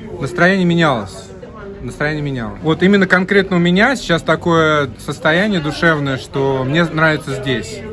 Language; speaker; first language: Russian; native; Russian